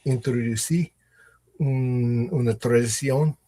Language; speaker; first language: Spanish; non-native, learner; English